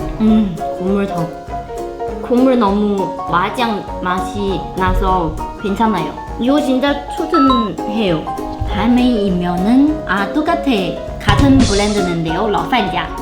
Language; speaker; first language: Korean; non-native, learner; Chinese